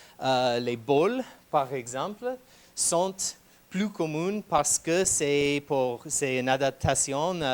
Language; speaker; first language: French; non-native, fluent; English